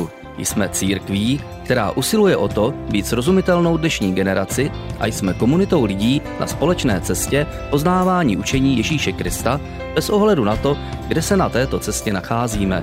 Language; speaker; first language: Czech; native; Czech